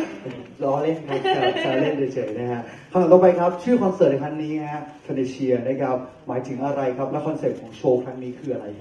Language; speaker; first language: Thai; native; Thai